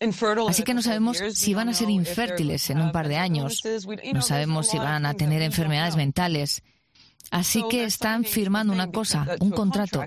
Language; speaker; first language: Spanish; non-native, fluent; French